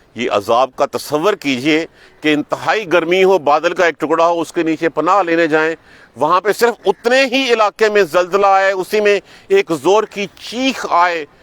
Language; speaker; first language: Urdu; non-native, local second language; Punjabi